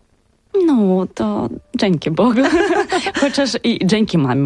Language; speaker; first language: Polish; non-native, learner; Ukrainian